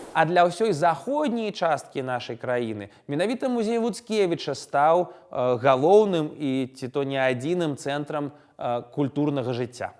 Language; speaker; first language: Belarusian; non-native, local second language; Russian